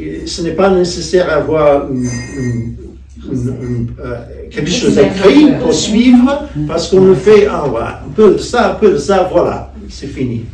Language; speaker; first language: French; non-native, fluent; English